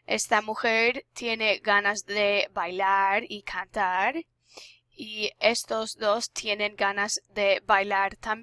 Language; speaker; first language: Spanish; non-native, fluent; English